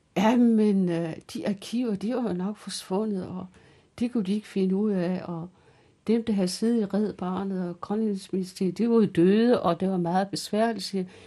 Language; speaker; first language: Danish; early bilingual, other home language; Kalaallisut